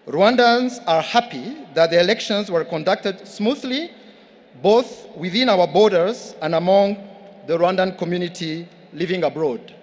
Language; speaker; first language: English; non-native, local second language; Kinyarwanda